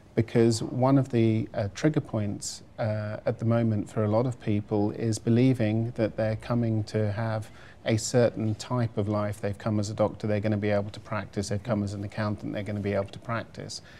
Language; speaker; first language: English; native; English